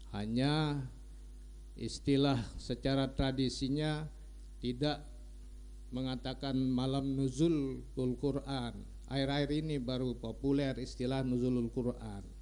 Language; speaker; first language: Indonesian; non-native, local second language; Sasak